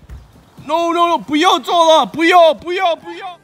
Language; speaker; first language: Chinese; non-native, learner; English